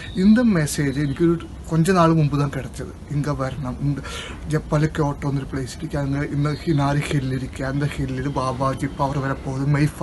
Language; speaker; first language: Tamil; non-native, learner; Malayalam